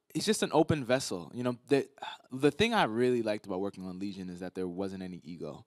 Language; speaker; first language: English; native; English